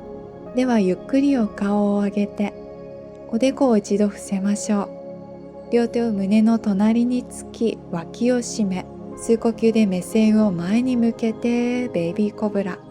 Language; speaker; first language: Japanese; native; Japanese